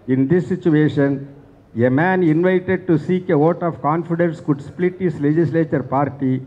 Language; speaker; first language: English; non-native, local second language; Tamil